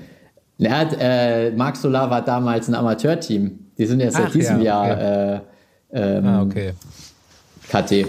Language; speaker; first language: German; native; German